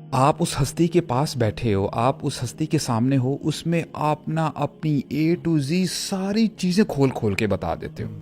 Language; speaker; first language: Urdu; native; Urdu